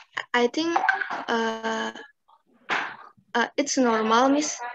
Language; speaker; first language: English; non-native, learner; Indonesian